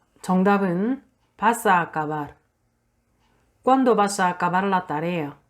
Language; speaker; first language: Spanish; non-native, fluent; Korean